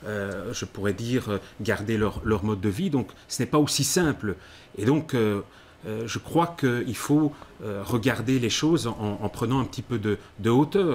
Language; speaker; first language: French; native; French